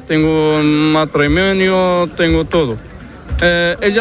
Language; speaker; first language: Spanish; non-native, learner; Arabic